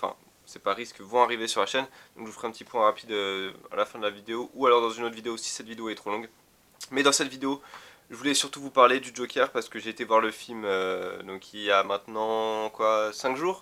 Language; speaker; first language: French; native; French